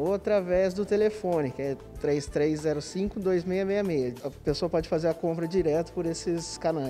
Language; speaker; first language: Portuguese; native; Portuguese